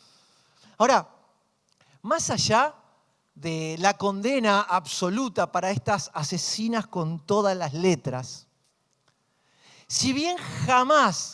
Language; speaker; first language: Spanish; native; Spanish